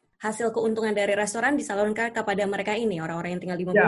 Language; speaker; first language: Indonesian; native; Indonesian